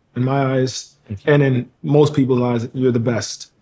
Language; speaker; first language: English; native; English